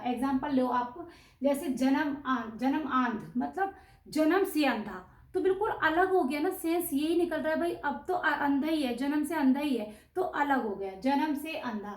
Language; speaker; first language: Hindi; native; Hindi